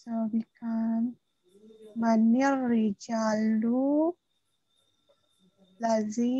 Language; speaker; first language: Arabic; non-native, learner; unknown